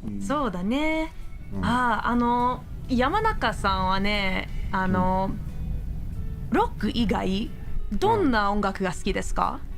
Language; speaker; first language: Japanese; non-native, learner; English